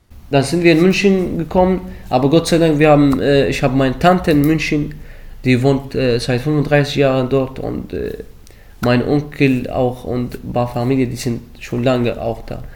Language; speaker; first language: German; early bilingual, other home language; Arabic